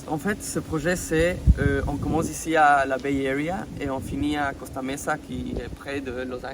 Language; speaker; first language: French; non-native, fluent; Spanish